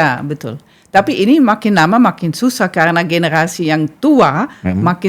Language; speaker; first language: Indonesian; non-native, fluent; Dutch